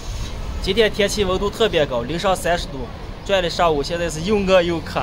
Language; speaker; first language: Chinese; native; Chinese